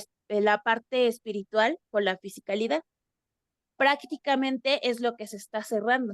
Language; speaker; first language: Spanish; native; Spanish